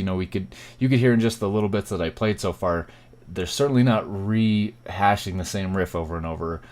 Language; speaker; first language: English; native; English